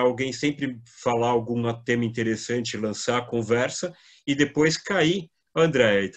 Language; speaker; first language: Portuguese; native; Portuguese